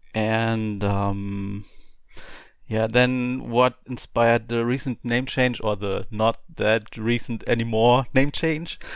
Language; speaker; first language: English; non-native, fluent; German